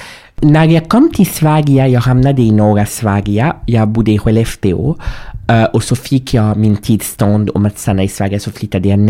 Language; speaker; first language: Swedish; non-native, fluent; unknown